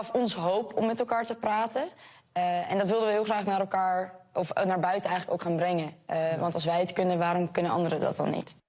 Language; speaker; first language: Dutch; native; Dutch